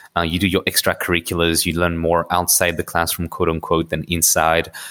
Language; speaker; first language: English; early bilingual, other home language; Arabic